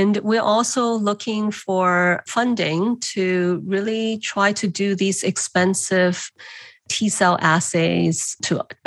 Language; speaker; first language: English; non-native, local second language; Cantonese